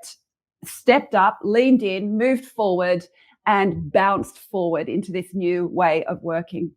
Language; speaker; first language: English; native; English